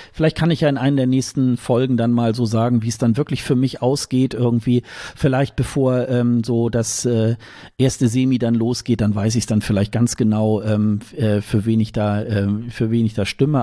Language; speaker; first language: German; native; German